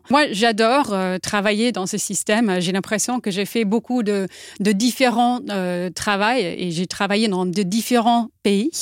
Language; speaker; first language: French; non-native, fluent; English